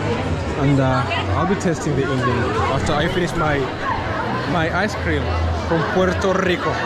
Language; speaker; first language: English; non-native, local second language; Swahili